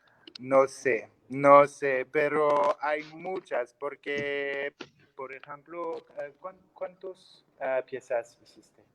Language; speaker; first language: Spanish; non-native, learner; French